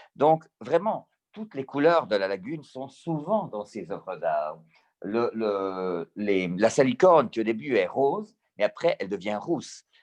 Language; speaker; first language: French; early bilingual, heritage; Italian